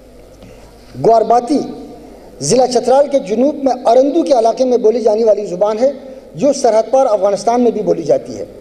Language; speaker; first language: Urdu; non-native, local second language; Northern Hindko